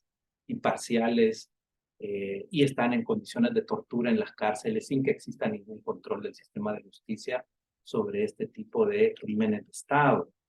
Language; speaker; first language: Spanish; native; Spanish